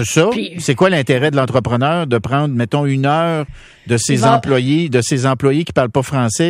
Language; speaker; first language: French; native; French